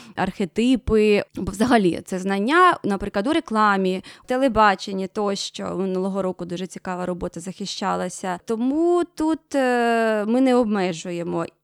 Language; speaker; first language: Ukrainian; native; Ukrainian